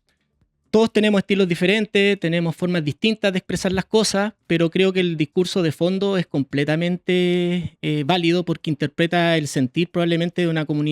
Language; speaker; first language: Spanish; native; Spanish